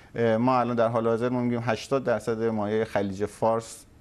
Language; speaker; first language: Persian; native; Persian